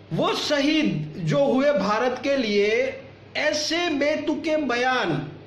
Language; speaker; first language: Hindi; non-native, local second language; Gujarati